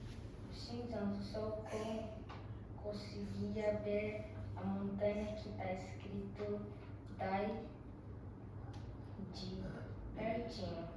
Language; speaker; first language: Portuguese; early bilingual, heritage; Portuguese